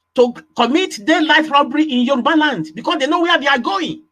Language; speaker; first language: English; non-native, local second language; Yoruba